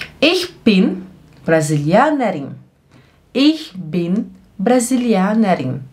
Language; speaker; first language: German; non-native, fluent; Portuguese